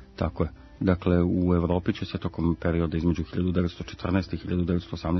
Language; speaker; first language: Croatian; native; Croatian